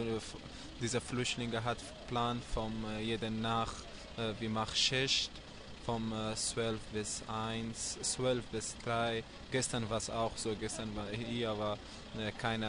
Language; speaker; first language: German; non-native, learner; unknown